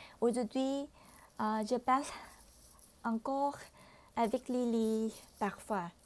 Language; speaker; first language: French; non-native, learner; Vietnamese